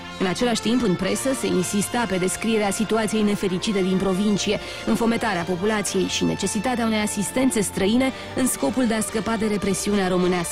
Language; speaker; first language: Romanian; native; Romanian